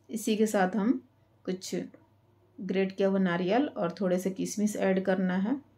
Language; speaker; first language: Hindi; native; Hindi